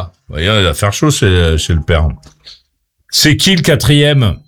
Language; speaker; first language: French; native; French